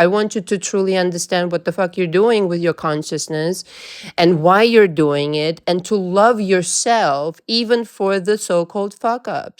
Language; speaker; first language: English; non-native, fluent; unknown